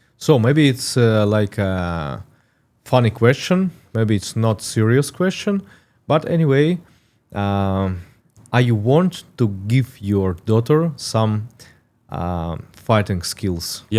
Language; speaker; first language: English; non-native, learner; Russian